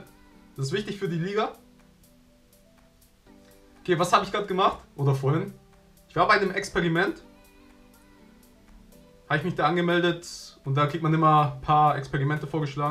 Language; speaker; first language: German; native; German